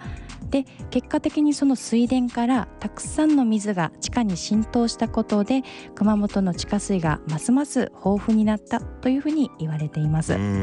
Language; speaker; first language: Japanese; native; Japanese